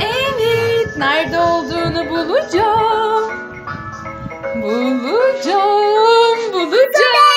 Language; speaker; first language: Turkish; native; Turkish